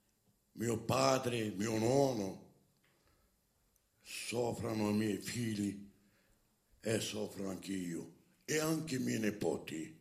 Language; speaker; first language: Italian; non-native, fluent; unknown